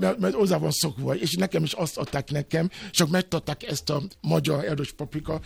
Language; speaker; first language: Hungarian; non-native, fluent; Yoruba